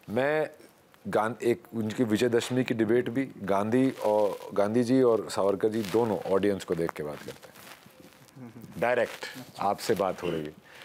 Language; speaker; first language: Hindi; native; Hindi